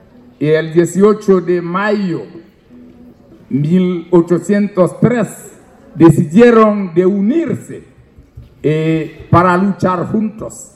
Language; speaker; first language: Spanish; non-native, fluent; Haitian Creole